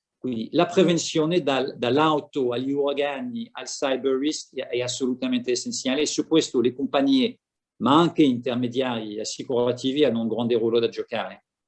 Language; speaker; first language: Italian; non-native, fluent; French